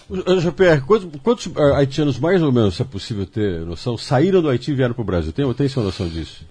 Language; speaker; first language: Portuguese; native; Portuguese